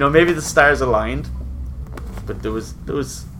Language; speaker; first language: English; native; English